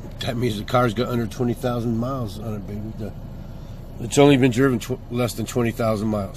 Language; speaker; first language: English; native; English